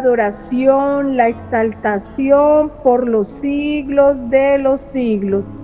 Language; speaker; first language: Spanish; native; Spanish